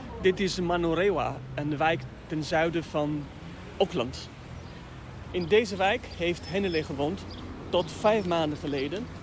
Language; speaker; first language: Dutch; non-native, fluent; Albanian